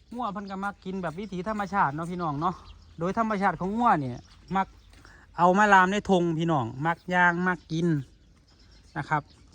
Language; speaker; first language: Thai; native; Thai